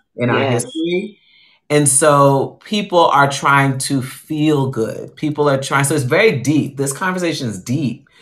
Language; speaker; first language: English; native; English